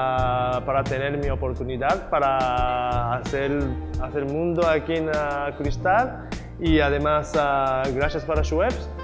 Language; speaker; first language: Spanish; non-native, learner; Japanese